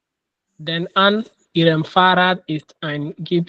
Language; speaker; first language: German; non-native, learner; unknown